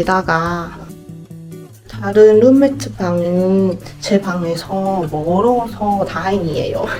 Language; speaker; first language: Korean; non-native, fluent; Chinese